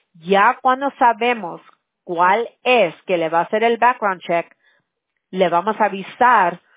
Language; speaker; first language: Spanish; early bilingual, other home language; English